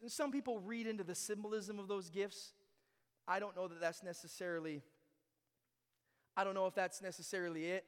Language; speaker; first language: English; native; English